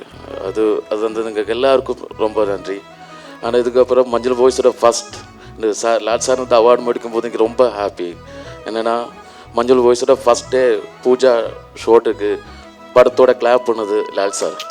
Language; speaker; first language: Tamil; non-native, learner; Malayalam